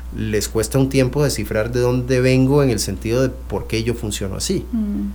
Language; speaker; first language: Spanish; non-native, fluent; French